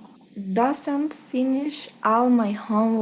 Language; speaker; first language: English; non-native, learner; Spanish